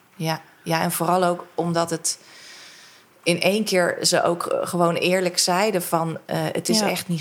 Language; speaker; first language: Dutch; native; Dutch